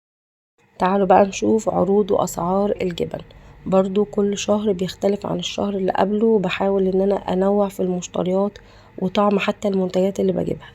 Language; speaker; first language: Arabic; native; Arabic